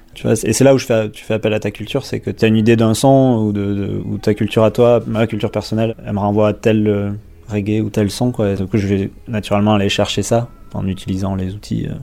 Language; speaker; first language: French; native; French